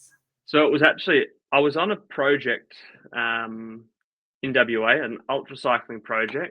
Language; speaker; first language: English; native; English